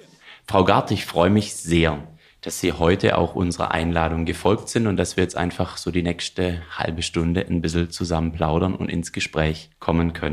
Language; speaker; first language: German; native; German